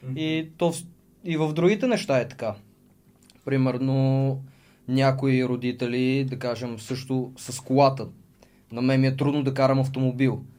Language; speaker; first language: Bulgarian; early bilingual, other home language; Russian